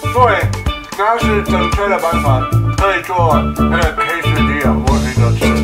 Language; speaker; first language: Chinese; non-native, learner; English